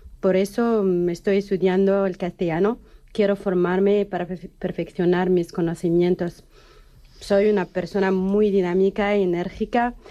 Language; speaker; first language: Spanish; non-native, fluent; Arabic